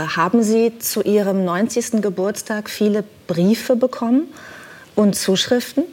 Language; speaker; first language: German; native; German